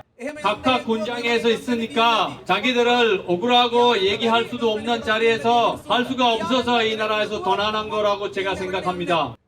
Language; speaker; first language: Korean; non-native, fluent; Sinhala